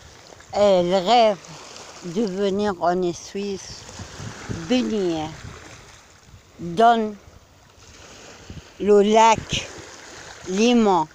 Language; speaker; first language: French; non-native, learner; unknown